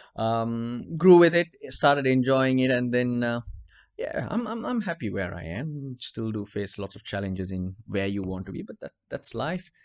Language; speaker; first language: English; non-native, local second language; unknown